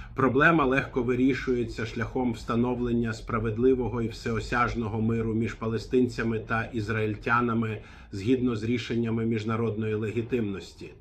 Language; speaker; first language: Ukrainian; non-native, fluent; Arabic